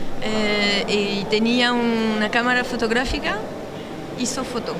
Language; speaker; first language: Spanish; non-native, learner; French